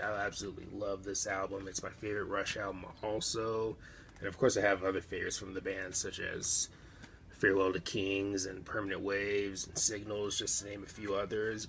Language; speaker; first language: English; native; English